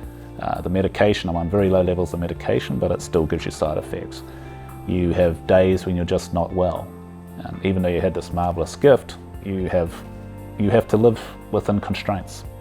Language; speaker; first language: English; native; English